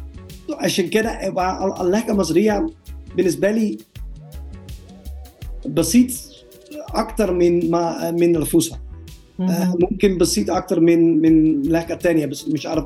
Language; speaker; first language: Arabic; non-native, learner; Dutch